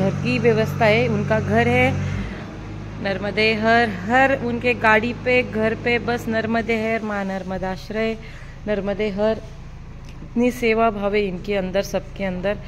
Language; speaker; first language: Hindi; non-native, local second language; Marathi